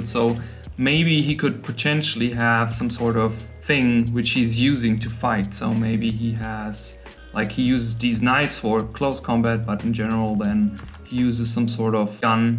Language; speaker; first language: English; non-native, fluent; German